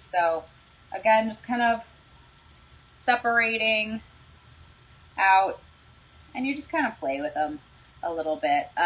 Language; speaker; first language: English; native; English